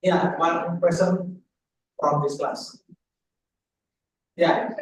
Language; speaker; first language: English; non-native, fluent; Indonesian